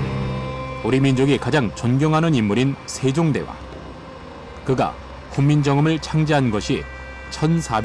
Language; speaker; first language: Korean; native; Korean